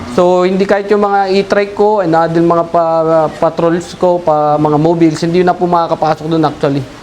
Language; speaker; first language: Filipino; native; Filipino